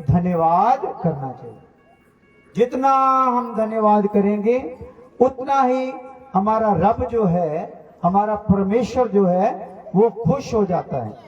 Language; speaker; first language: Hindi; non-native, local second language; Punjabi